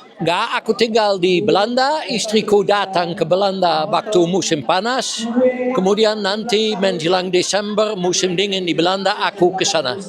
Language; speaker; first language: Indonesian; non-native, fluent; Dutch